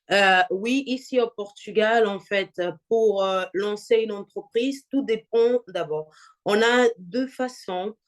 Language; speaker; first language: French; non-native, fluent; Portuguese